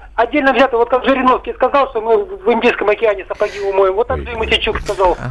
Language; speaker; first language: Russian; native; Russian